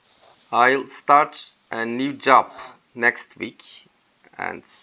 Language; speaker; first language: English; non-native, learner; Turkish